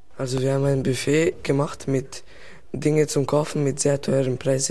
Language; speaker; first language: German; non-native, local second language; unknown